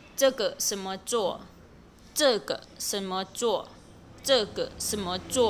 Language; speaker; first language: Chinese; non-native, fluent; Thai